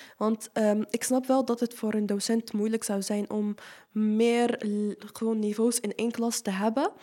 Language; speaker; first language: Dutch; non-native, fluent; Arabic